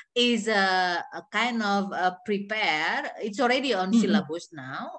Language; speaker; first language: English; non-native, learner; Indonesian